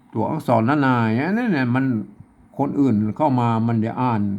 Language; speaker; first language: Thai; non-native, local second language; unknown